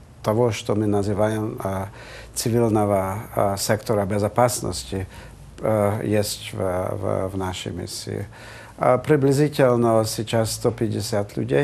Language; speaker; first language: Russian; non-native, fluent; Hungarian